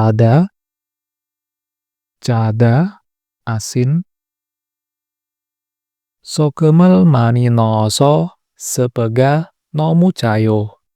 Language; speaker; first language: Korean; non-native, fluent; Indonesian